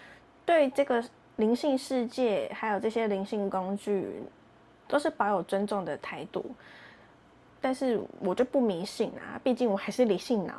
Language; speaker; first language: Chinese; native; Chinese